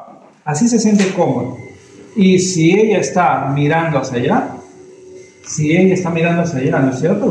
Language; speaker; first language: Spanish; native; Spanish